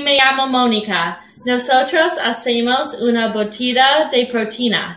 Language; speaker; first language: Spanish; non-native, learner; English